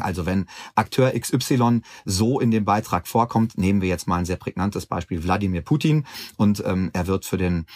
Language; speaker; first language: German; native; German